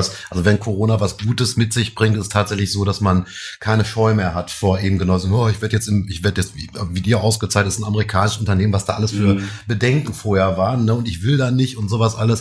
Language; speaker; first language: German; native; German